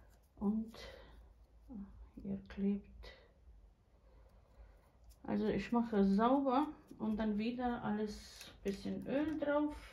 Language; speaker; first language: German; non-native, learner; Bosnian